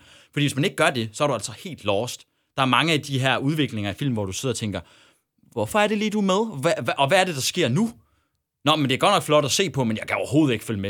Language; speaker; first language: Danish; native; Danish